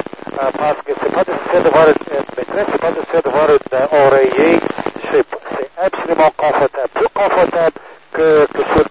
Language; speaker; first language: French; non-native, learner; English